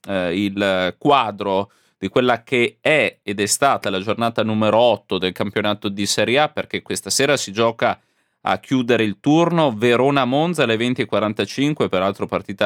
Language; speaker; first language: Italian; native; Italian